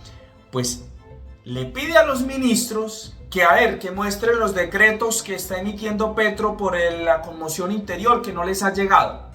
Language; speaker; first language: Spanish; native; Spanish